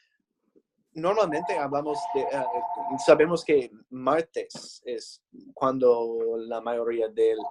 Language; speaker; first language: Spanish; non-native, fluent; English